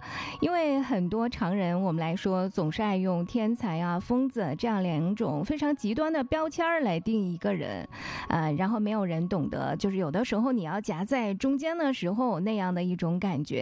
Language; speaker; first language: Chinese; native; Chinese